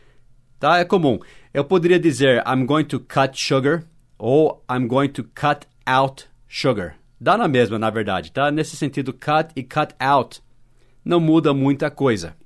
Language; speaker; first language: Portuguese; non-native, fluent; English